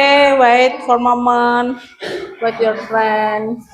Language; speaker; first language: English; non-native, learner; Indonesian